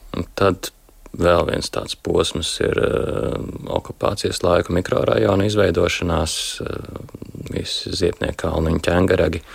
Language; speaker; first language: Latvian; native; Latvian